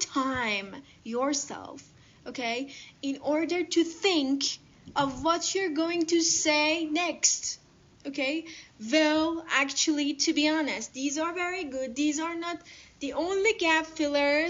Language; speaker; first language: English; non-native, fluent; Persian